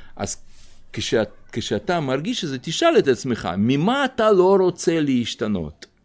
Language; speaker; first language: Hebrew; non-native, fluent; Russian